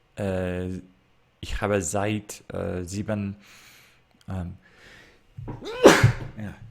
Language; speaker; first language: German; non-native, learner; English